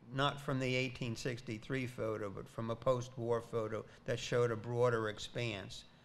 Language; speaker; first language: English; native; English